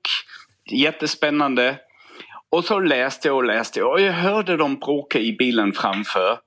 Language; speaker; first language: Swedish; non-native, fluent; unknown